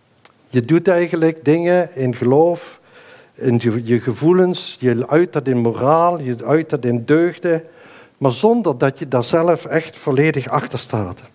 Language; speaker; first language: Dutch; native; Dutch